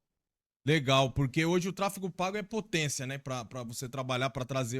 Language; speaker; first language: Portuguese; native; Portuguese